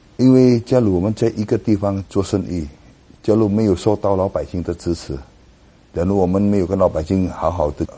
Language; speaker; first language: Chinese; non-native, learner; Indonesian